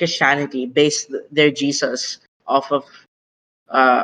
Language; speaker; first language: English; non-native, local second language; Filipino